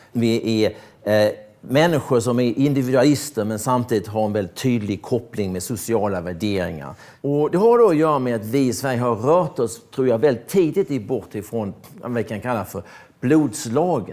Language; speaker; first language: Swedish; native; Swedish